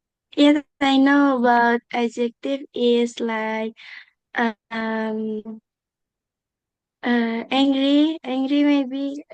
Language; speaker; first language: English; non-native, learner; Indonesian